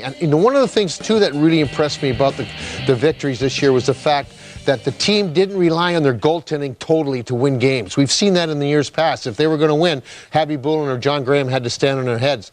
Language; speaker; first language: English; native; English